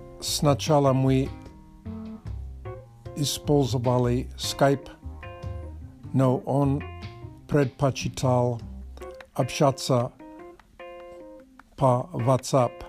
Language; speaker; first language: Russian; non-native, learner; English